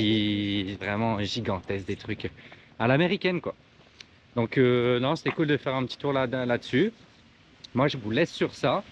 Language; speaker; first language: French; native; French